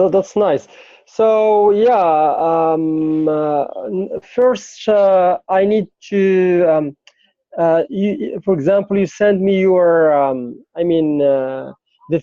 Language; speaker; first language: English; non-native, fluent; Arabic